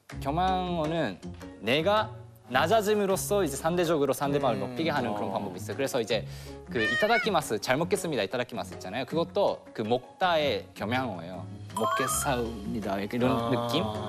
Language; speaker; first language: Korean; non-native, fluent; Japanese